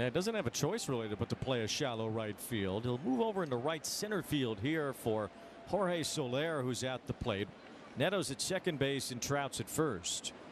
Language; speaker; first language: English; native; English